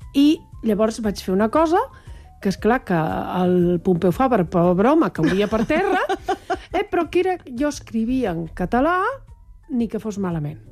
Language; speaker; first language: Catalan; native; Catalan